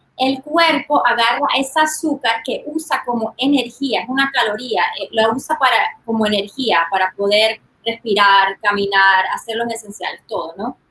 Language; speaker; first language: Spanish; early bilingual, heritage; Spanish